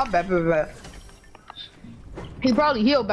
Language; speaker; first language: English; native; English